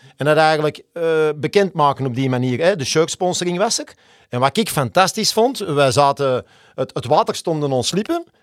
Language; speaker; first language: Dutch; native; Dutch